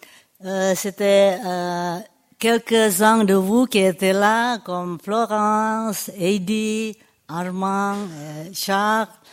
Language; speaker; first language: French; non-native, fluent; Indonesian